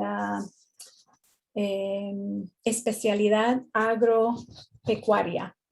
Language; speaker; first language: Spanish; non-native, fluent; English